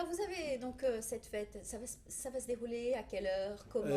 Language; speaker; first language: French; native; French